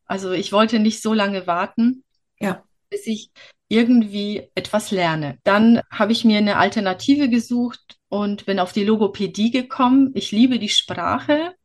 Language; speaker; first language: German; early bilingual, other home language; Polish